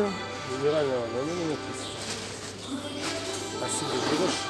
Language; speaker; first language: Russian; non-native, local second language; Ukrainian